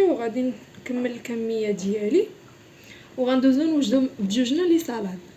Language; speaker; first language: Arabic; native; Arabic